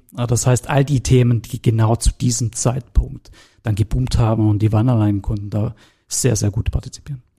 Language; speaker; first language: German; native; German